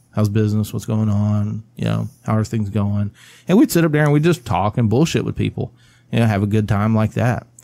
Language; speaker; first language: English; native; English